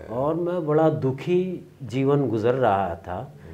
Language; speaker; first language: Hindi; native; Hindi